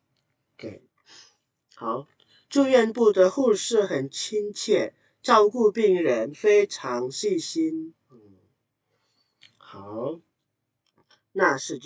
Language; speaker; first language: Chinese; non-native, fluent; Indonesian